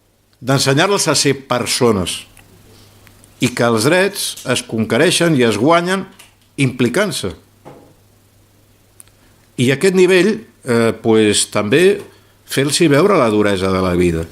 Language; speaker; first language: Catalan; native; Catalan